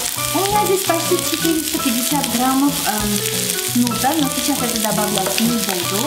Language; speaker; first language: Russian; non-native, fluent; Armenian